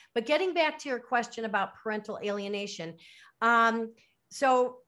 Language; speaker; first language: English; native; English